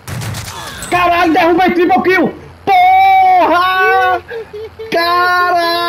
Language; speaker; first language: Portuguese; native; Portuguese